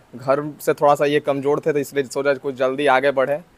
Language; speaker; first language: Hindi; native; Hindi